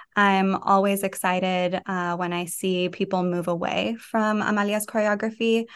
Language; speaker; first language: English; native; English